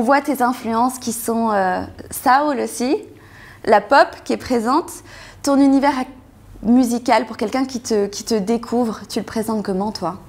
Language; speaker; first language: French; native; French